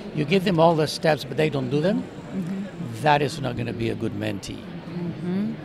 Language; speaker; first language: English; non-native, fluent; Spanish